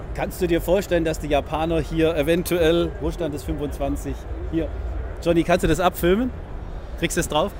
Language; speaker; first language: German; native; German